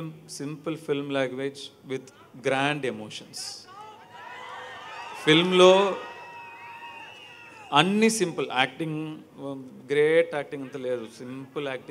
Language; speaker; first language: Telugu; non-native, learner; Tamil